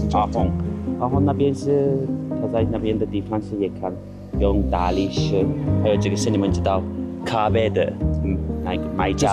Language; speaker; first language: Chinese; non-native, fluent; Turkish